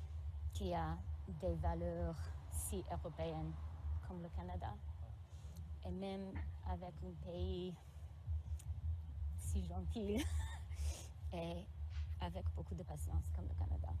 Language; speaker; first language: French; non-native, local second language; English